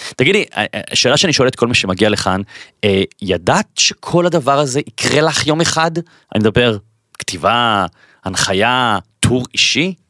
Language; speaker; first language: Hebrew; native; Hebrew